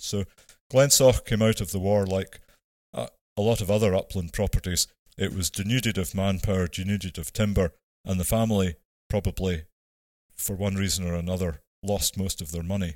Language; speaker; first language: English; native; English